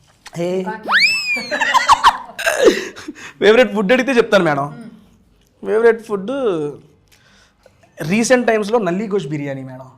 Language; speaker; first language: Telugu; native; Telugu